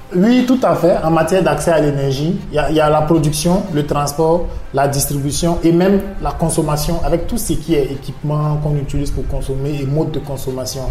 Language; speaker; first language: French; non-native, local second language; Mossi